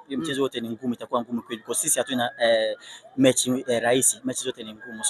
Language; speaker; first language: Swahili; non-native, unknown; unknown